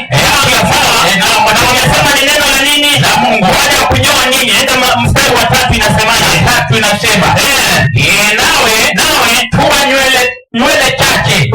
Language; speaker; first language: Swahili; non-native, local second language; Luo (Kenya and Tanzania)